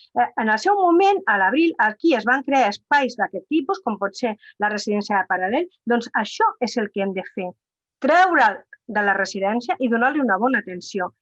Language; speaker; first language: Catalan; non-native, local second language; Spanish